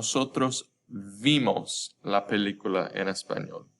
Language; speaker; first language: Spanish; non-native, fluent; English